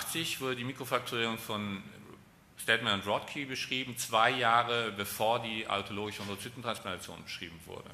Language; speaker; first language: German; native; German